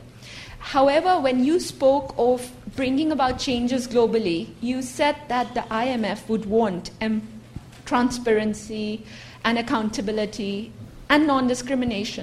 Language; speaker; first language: English; non-native, local second language; Urdu